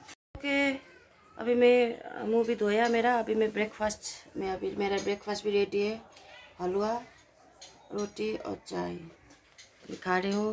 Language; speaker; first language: Hindi; non-native, local second language; Nepali